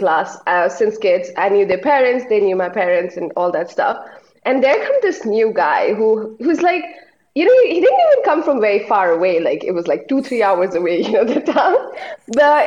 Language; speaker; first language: English; non-native, local second language; Hindi